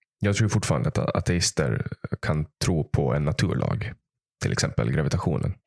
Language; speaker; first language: Swedish; native; Swedish